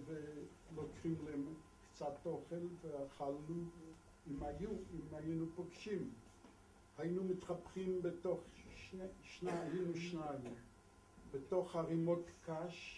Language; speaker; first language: Hebrew; non-native, fluent; Polish